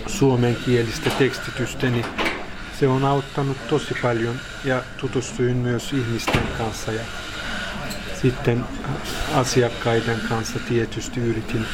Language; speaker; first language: Finnish; non-native, fluent; Turkish